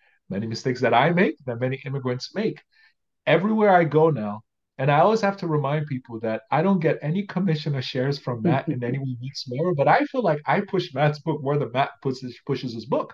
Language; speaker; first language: English; non-native, local second language; Yoruba